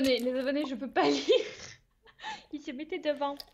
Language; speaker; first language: French; native; French